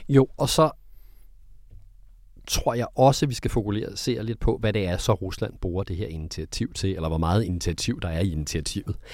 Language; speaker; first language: Danish; native; Danish